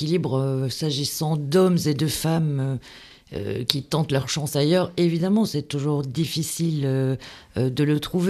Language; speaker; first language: French; native; French